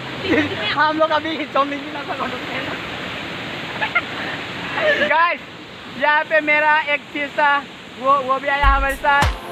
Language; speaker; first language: Hindi; non-native, local second language; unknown